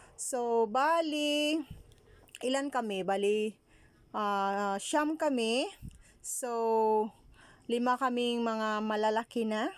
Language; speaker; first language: Filipino; non-native, local second language; Cebuano